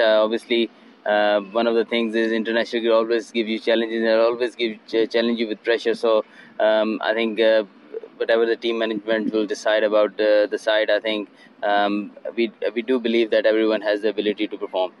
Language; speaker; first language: English; non-native, local second language; Hindi